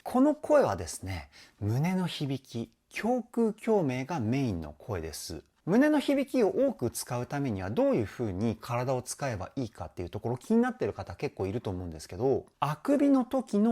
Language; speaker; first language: Japanese; native; Japanese